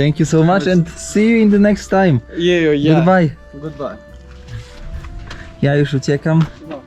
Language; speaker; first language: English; non-native, learner; Polish